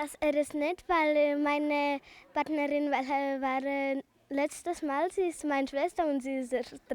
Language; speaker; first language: German; non-native, local second language; Romansh